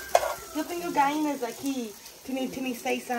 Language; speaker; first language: Spanish; non-native, learner; English